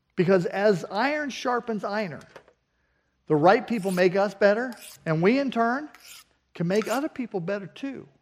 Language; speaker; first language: English; native; English